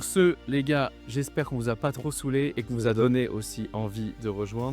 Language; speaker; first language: French; native; French